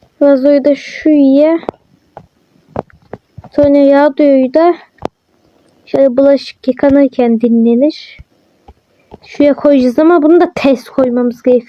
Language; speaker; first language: Turkish; native; Turkish